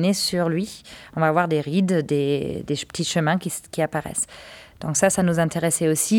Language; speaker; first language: French; non-native, fluent; German